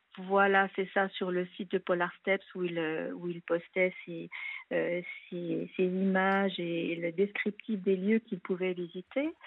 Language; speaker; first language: French; native; French